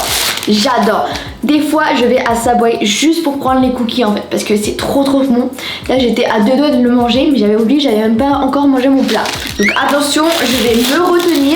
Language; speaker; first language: French; native; French